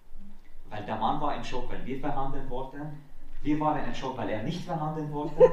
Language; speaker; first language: German; non-native, fluent; Arabic